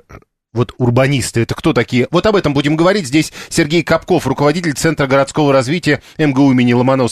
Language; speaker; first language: Russian; native; Russian